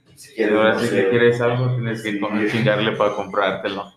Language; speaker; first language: Spanish; early bilingual, heritage; Spanish